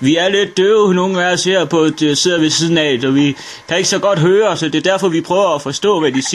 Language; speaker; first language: Danish; native; Danish